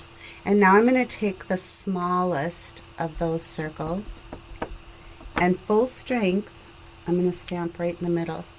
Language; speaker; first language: English; native; English